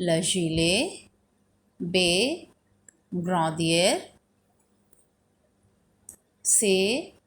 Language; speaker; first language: French; non-native, fluent; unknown